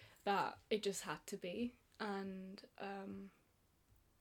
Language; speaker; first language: English; non-native, fluent; Italian